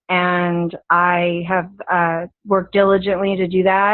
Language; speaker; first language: English; native; English